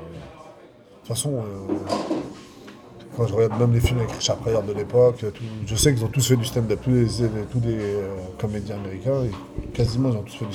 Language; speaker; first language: French; native; French